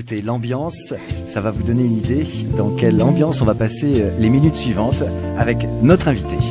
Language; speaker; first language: French; native; French